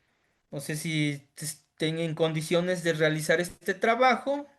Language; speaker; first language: Spanish; native; Spanish